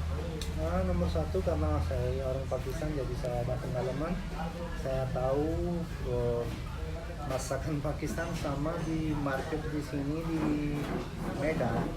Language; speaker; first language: Indonesian; non-native, learner; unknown